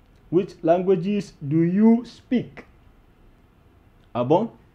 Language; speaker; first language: English; non-native, local second language; Hausa